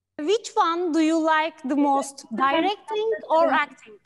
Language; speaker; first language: English; non-native, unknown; Turkish